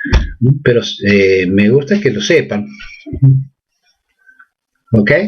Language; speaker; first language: Spanish; native; Spanish